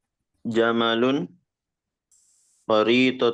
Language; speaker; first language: Arabic; non-native, learner; Indonesian